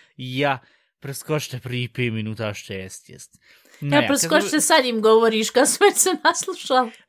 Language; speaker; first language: Bosnian; early bilingual, heritage; Bosnian